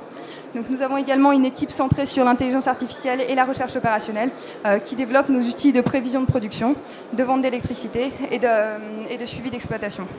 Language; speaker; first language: French; native; French